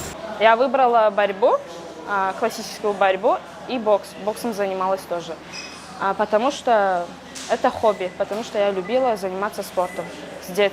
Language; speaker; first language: Russian; non-native, local second language; Tajik